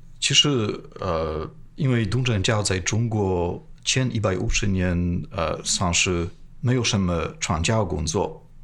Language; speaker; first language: Chinese; non-native, fluent; Polish